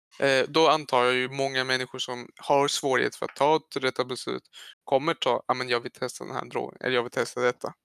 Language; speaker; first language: Swedish; early bilingual, other home language; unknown